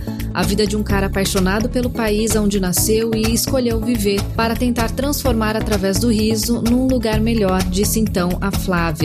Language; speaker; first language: Portuguese; native; Portuguese